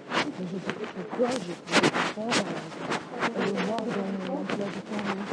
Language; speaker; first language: French; non-native, learner; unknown